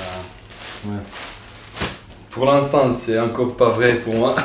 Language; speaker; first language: French; non-native, learner; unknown